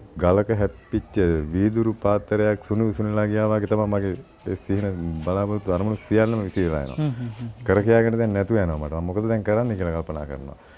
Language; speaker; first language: Sinhala; native; Sinhala